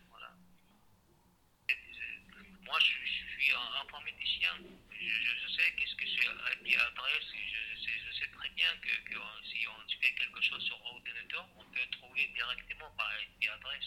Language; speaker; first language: French; non-native, learner; Chechen